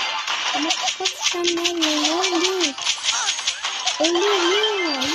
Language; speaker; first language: Turkish; non-native, learner; Azerbaijani